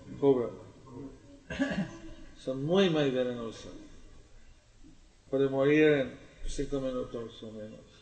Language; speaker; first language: Spanish; non-native, learner; English